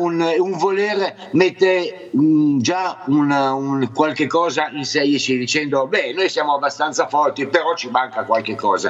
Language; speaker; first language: Italian; native; Italian